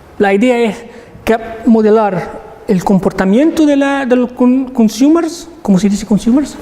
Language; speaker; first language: Spanish; non-native, learner; Arabic